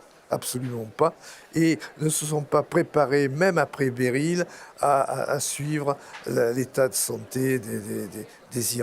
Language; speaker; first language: French; native; French